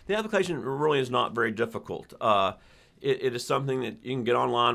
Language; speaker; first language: English; native; English